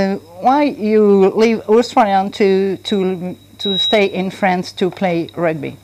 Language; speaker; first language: English; non-native, learner; French